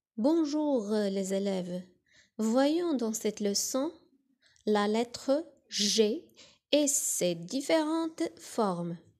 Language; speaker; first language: French; non-native, local second language; Arabic